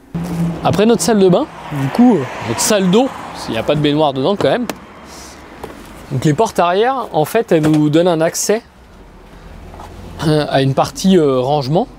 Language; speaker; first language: French; native; French